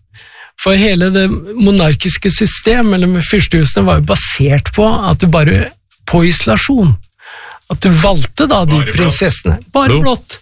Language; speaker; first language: Norwegian; native; Norwegian